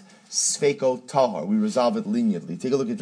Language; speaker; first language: English; native; English